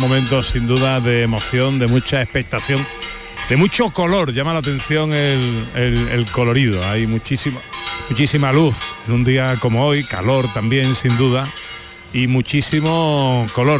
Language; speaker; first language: Spanish; native; Spanish